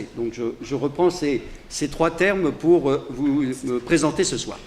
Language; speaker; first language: French; native; French